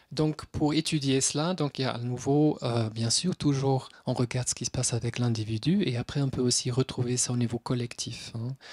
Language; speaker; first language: French; non-native, fluent; German